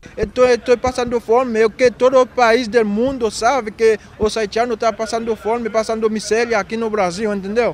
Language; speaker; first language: Portuguese; non-native, local second language; Haitian Creole